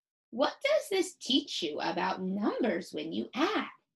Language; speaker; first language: English; native; English